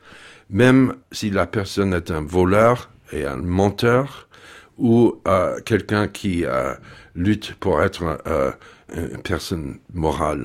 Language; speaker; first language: French; non-native, fluent; English